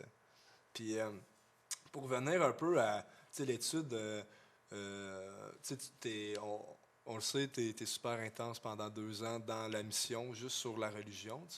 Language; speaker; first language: French; native; French